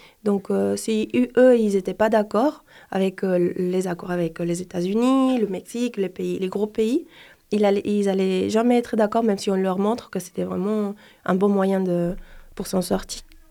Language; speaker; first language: French; non-native, fluent; Spanish